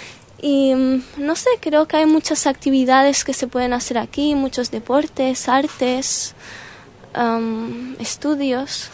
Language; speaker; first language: Spanish; early bilingual, heritage; Spanish